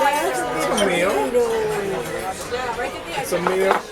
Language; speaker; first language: Spanish; early bilingual, heritage; English